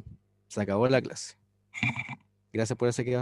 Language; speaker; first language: Spanish; native; Spanish